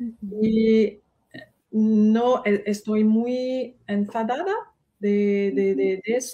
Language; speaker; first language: Spanish; non-native, fluent; French